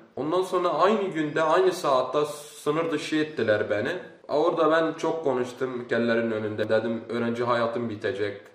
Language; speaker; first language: Turkish; early bilingual, other home language; Arabic